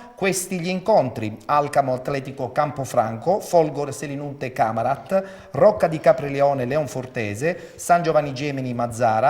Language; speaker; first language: Italian; native; Italian